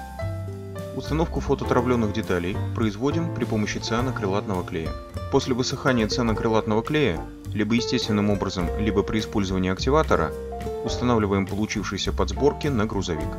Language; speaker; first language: Russian; native; Russian